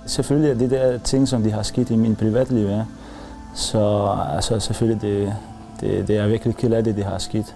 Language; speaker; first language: Danish; non-native, learner; Polish